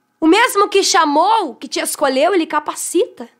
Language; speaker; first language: Portuguese; native; Portuguese